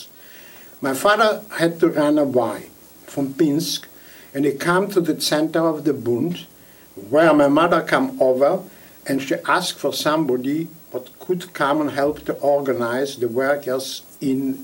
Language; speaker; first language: English; non-native, fluent; Yiddish